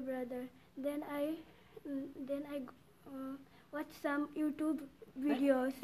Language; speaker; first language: English; non-native, learner; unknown